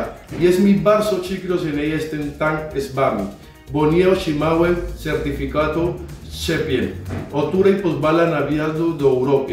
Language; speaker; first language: Polish; non-native, learner; Spanish